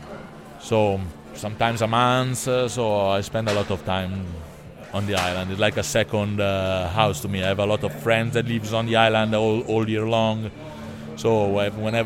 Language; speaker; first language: English; non-native, fluent; Italian